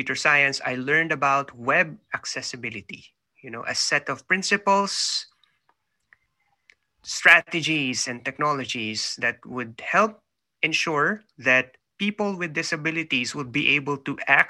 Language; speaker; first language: English; non-native, local second language; Filipino